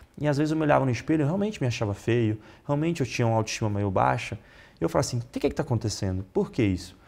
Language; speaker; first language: Portuguese; non-native, fluent; Italian